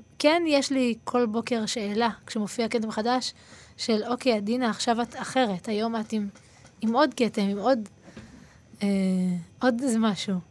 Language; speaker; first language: Hebrew; native; Hebrew